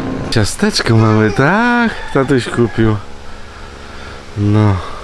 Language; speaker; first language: Polish; native; Polish